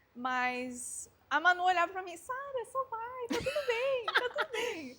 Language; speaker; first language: Portuguese; early bilingual, heritage; Portuguese